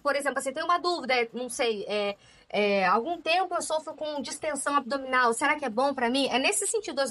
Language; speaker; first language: Portuguese; native; Portuguese